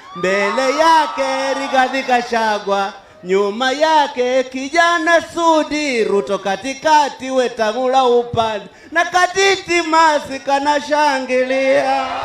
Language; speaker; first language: Swahili; non-native, local second language; Luyia